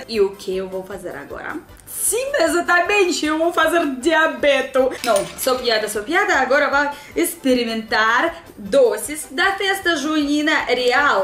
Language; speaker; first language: Portuguese; non-native, learner; Russian